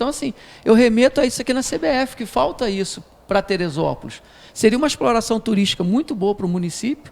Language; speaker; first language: Portuguese; native; Portuguese